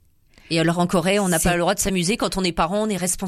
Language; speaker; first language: French; native; French